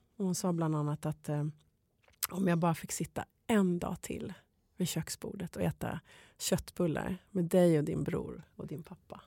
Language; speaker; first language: Swedish; native; Swedish